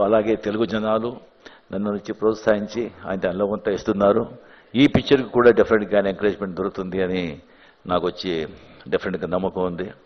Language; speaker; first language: Telugu; non-native, fluent; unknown